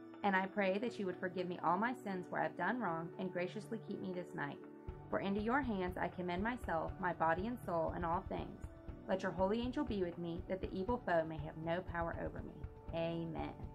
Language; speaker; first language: English; native; English